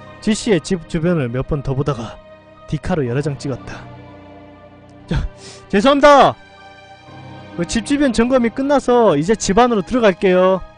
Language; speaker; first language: Korean; native; Korean